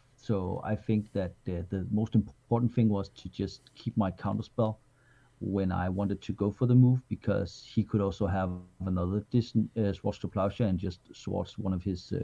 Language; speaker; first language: English; non-native, fluent; Danish